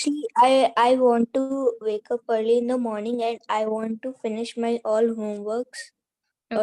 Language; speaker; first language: English; non-native, learner; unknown